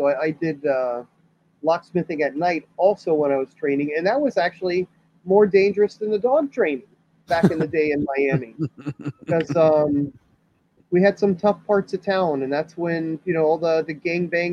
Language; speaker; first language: English; native; English